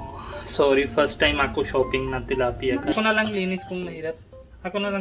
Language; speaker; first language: Filipino; non-native, learner; Punjabi